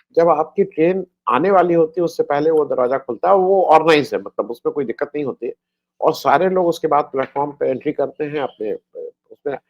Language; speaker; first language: Hindi; native; Hindi